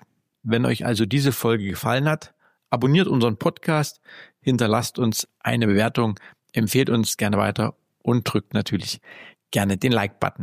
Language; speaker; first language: German; native; German